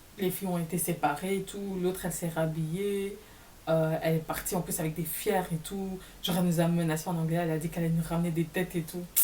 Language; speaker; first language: French; native; French